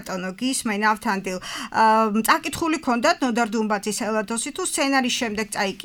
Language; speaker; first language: Georgian; native; Georgian